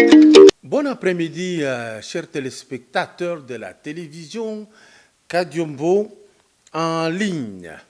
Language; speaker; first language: French; non-native, local second language; Lingala